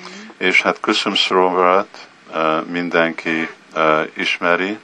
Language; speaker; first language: Hungarian; early bilingual, heritage; Hungarian